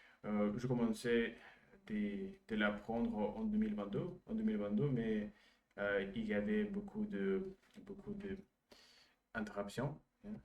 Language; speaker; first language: French; non-native, learner; Russian